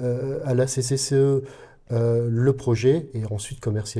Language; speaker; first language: French; native; French